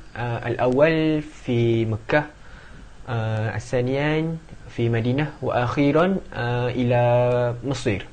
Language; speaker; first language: Arabic; non-native, learner; Malay